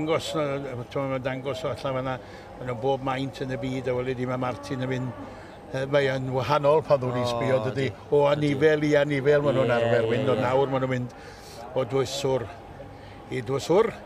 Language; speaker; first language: Welsh; native; Welsh